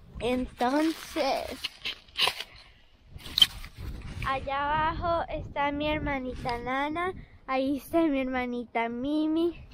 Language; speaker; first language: Spanish; early bilingual, heritage; Spanish